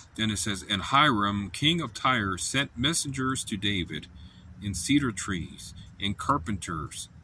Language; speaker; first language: English; native; English